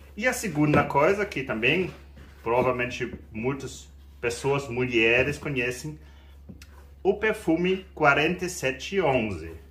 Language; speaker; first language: Portuguese; non-native, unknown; German